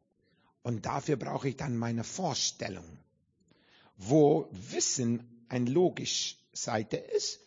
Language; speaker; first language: German; non-native, fluent; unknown